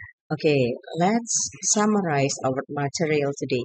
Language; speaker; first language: English; non-native, fluent; Indonesian